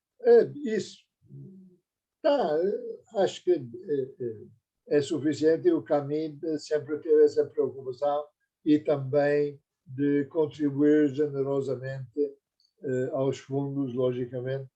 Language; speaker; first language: Portuguese; non-native, fluent; Persian